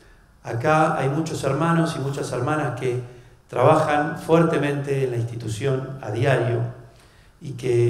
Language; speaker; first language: Spanish; native; Spanish